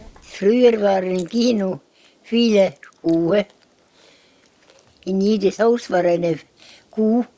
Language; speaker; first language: German; non-native, learner; Estonian